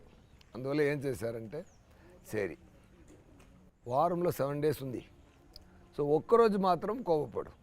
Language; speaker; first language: Telugu; non-native, fluent; Tamil